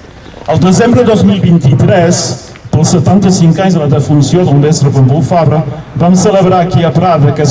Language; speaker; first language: Catalan; non-native, local second language; French